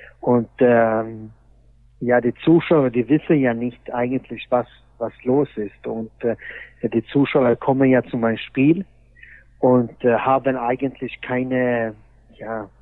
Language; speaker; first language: German; non-native, fluent; Swedish